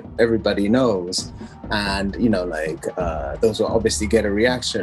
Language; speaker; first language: English; non-native, local second language; Cantonese